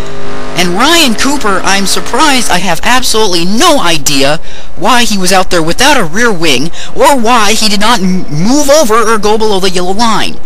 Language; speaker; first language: English; native; English